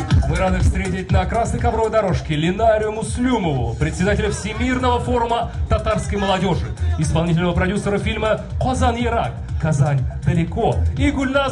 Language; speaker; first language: Russian; native; Russian